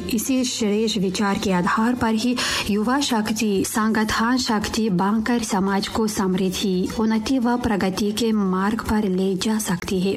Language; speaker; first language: Hindi; non-native, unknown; Tajik